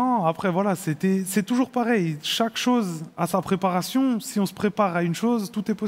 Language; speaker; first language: French; native; French